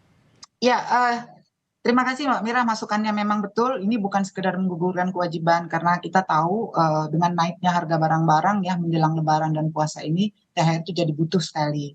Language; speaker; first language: Indonesian; native; Indonesian